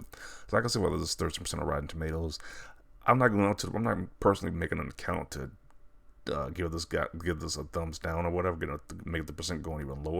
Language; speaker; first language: English; native; English